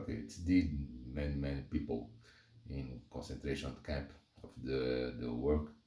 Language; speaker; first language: English; non-native, learner; Portuguese